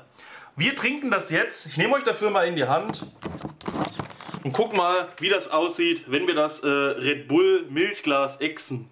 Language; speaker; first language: German; native; German